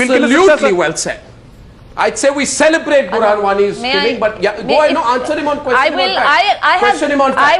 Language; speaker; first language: English; non-native, local second language; Hindi